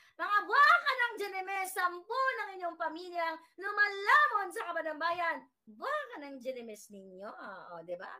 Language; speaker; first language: Filipino; native; Filipino